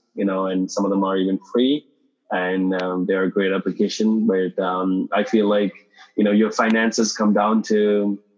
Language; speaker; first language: English; non-native, local second language; Tamil